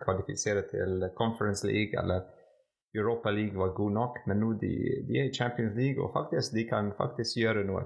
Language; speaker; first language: Norwegian; non-native, fluent; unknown